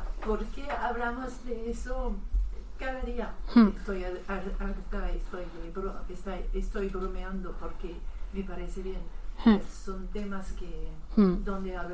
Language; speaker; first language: Spanish; non-native, learner; French